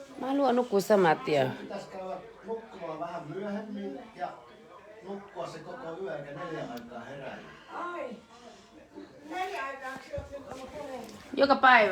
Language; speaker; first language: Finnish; non-native, learner; Thai